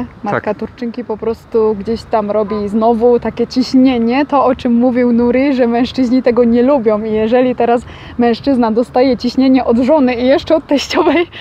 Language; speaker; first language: Polish; native; Polish